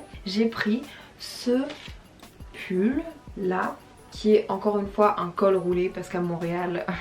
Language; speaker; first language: French; native; French